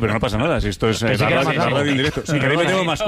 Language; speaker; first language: Spanish; native; Spanish